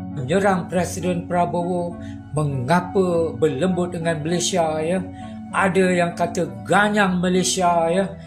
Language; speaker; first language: Malay; native; Malay